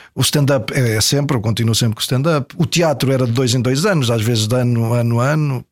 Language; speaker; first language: Portuguese; native; Portuguese